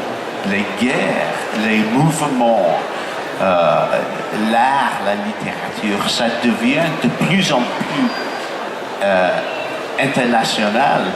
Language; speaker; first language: French; non-native, fluent; English